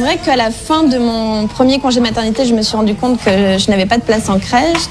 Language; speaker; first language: French; native; French